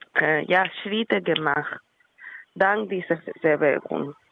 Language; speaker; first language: German; non-native, learner; Spanish